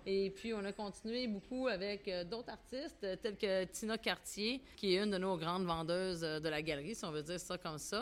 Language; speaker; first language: French; native; French